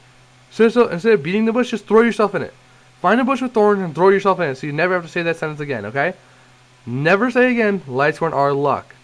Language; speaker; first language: English; native; English